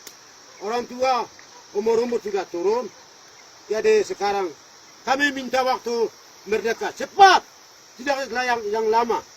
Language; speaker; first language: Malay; non-native, local second language; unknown